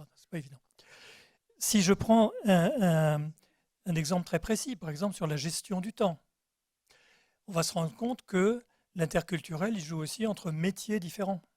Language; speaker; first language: French; native; French